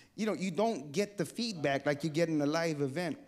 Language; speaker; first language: English; native; English